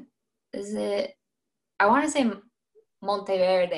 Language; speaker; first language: English; native; English